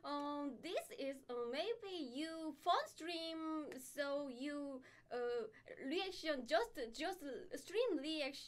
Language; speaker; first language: English; non-native, learner; Korean